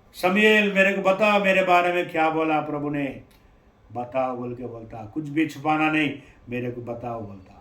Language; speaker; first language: Hindi; non-native, local second language; Telugu